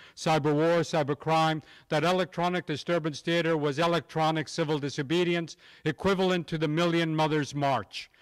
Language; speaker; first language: English; native; English